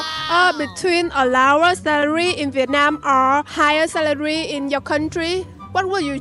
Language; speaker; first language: English; non-native, learner; Vietnamese